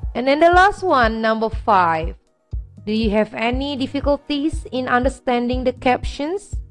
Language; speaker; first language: English; non-native, fluent; Indonesian